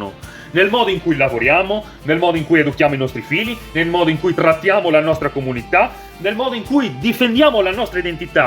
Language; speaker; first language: Italian; native; Italian